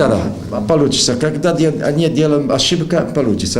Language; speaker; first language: Russian; non-native, learner; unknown